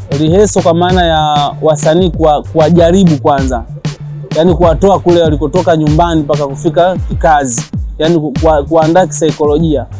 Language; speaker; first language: Swahili; native; Swahili